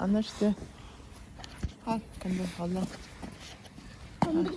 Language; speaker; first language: Swedish; non-native, learner; Mongolian